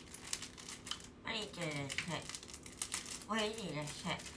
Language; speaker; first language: Japanese; native; Japanese